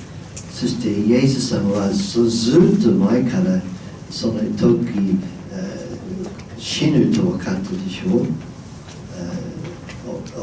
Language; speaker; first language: Japanese; non-native, fluent; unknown